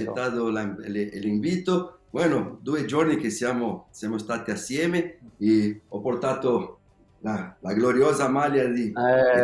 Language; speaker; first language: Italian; non-native, learner; Spanish